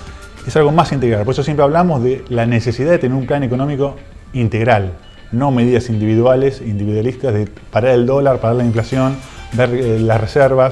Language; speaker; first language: Spanish; native; Spanish